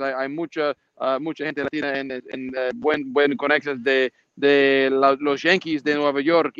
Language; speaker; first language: Spanish; non-native, learner; English